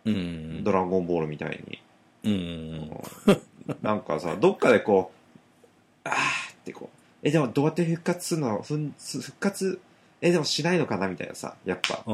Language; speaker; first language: Japanese; native; Japanese